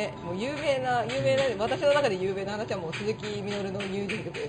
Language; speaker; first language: Japanese; native; Japanese